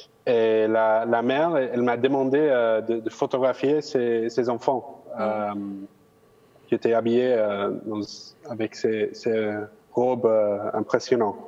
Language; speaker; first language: French; non-native, fluent; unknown